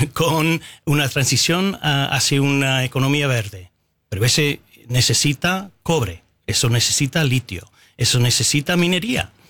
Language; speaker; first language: Spanish; non-native, fluent; English